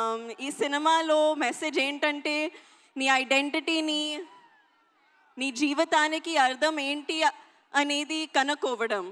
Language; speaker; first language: Telugu; non-native, learner; Hindi